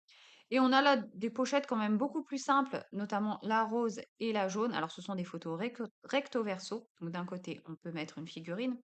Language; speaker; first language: French; native; French